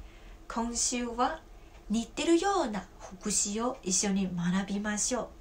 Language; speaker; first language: Japanese; non-native, fluent; Chinese